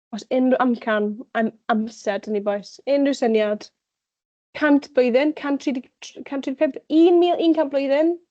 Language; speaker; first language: Welsh; native; Welsh